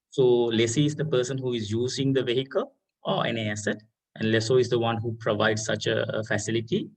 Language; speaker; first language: English; non-native, local second language; Sinhala